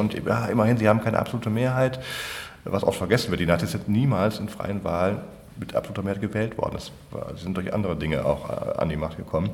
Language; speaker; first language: German; native; German